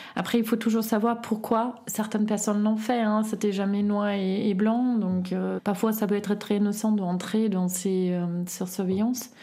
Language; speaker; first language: French; non-native, fluent; German